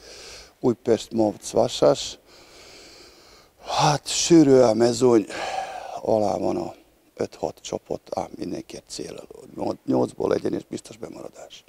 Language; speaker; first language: Hungarian; non-native, learner; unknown